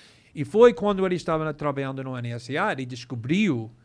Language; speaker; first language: Portuguese; non-native, fluent; English